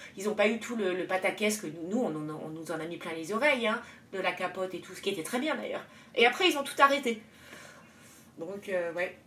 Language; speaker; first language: French; native; French